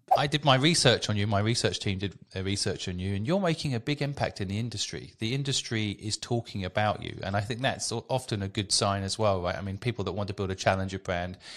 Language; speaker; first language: English; native; English